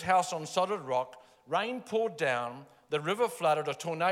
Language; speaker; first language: English; native; English